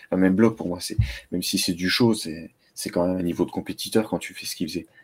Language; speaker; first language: French; native; French